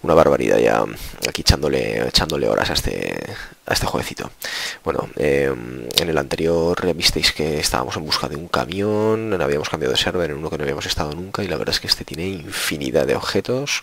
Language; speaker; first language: Spanish; native; Spanish